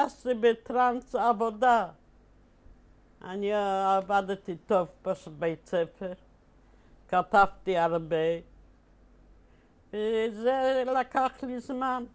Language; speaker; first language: Hebrew; non-native, fluent; Polish